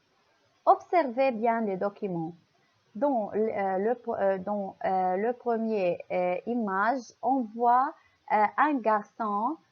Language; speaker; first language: French; non-native, local second language; Arabic